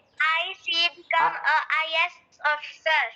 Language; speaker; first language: English; non-native, learner; Hindi